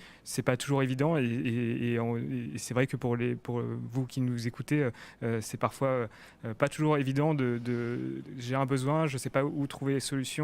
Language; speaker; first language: French; native; French